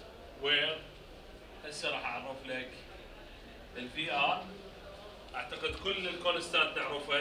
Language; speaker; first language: Arabic; native; Arabic